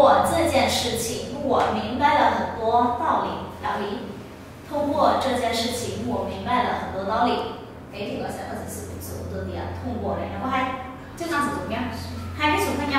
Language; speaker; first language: Chinese; non-native, fluent; Vietnamese